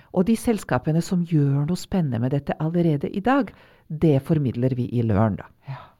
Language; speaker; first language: Norwegian; non-native, fluent; Hungarian